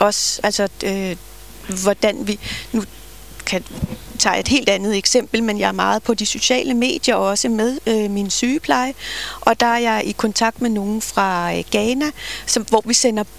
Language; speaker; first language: Danish; native; Danish